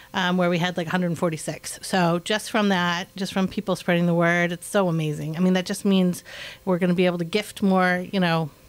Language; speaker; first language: English; native; English